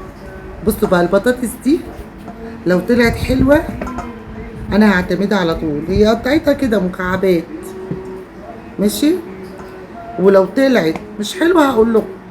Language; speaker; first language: Arabic; native; Arabic